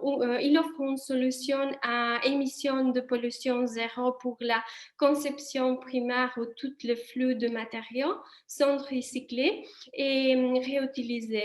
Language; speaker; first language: French; non-native, fluent; Italian